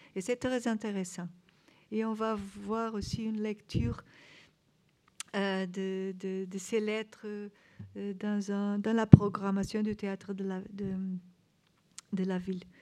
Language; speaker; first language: French; non-native, fluent; Portuguese